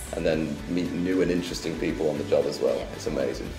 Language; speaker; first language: English; native; English